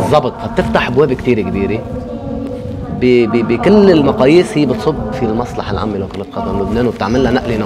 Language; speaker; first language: Arabic; native; Arabic